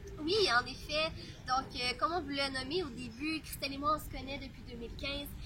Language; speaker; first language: French; native; French